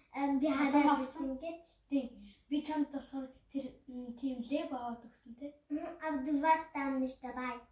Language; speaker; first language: Mongolian; early bilingual, heritage; Mongolian